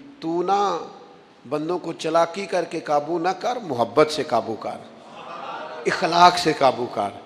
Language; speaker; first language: Urdu; non-native, local second language; Punjabi